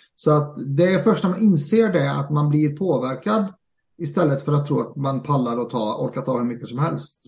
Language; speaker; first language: Swedish; early bilingual, other home language; Arabic